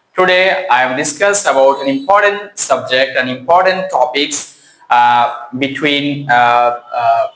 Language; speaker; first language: English; non-native, local second language; Bangla